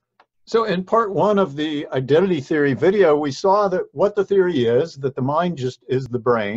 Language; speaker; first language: English; native; English